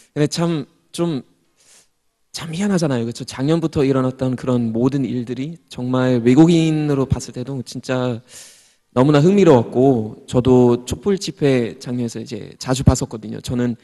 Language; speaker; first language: Korean; non-native, fluent; German